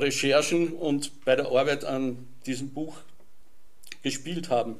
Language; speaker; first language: German; native; German